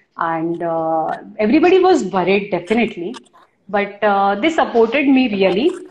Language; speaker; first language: English; non-native, local second language; Marathi